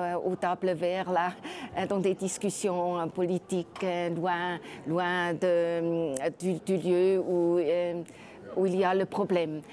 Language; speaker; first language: French; non-native, local second language; German